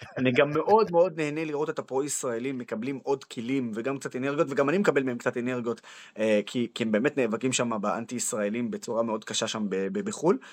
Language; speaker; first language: Hebrew; non-native, local second language; Arabic